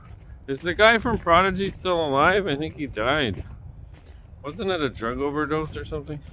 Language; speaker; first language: English; native; English